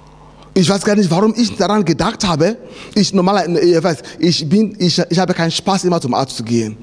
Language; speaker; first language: German; non-native, fluent; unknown